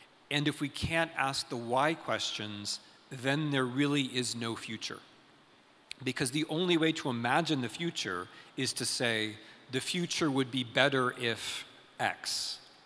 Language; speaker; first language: English; native; English